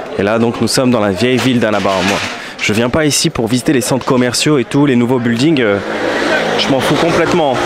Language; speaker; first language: French; native; French